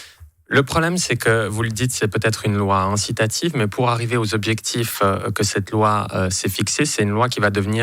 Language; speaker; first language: French; native; French